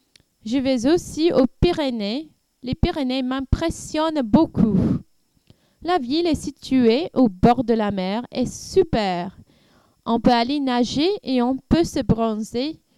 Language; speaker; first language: French; non-native, learner; English